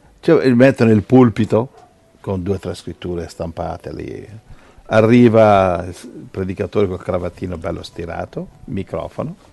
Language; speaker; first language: Italian; native; Italian